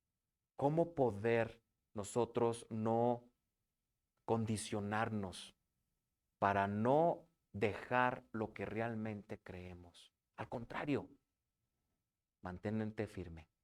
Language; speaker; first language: Spanish; native; Spanish